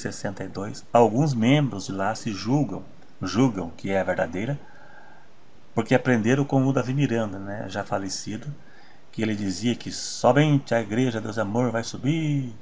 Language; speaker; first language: Portuguese; native; Portuguese